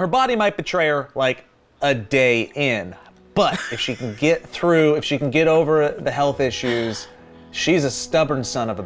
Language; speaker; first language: English; native; English